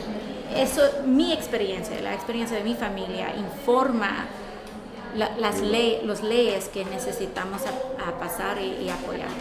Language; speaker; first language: Spanish; early bilingual, heritage; Spanish